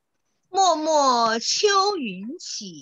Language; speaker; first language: Chinese; native; Chinese